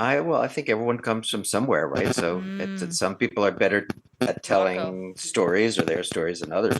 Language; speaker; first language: English; native; English